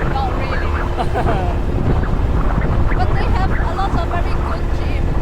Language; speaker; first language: English; non-native, local second language; Cantonese